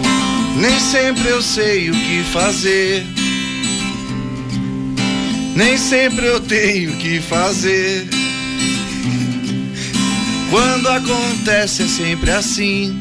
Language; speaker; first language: Portuguese; native; Portuguese